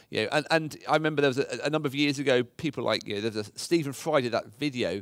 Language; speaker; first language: English; native; English